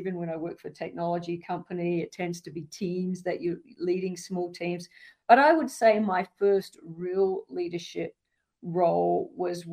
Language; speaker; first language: English; native; English